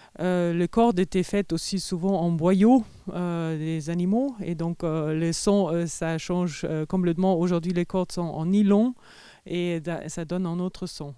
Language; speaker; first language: French; non-native, fluent; German